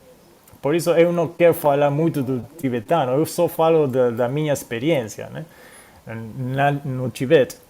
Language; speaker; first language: Portuguese; non-native, fluent; Spanish